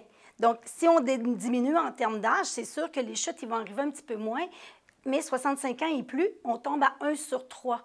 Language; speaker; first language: French; native; French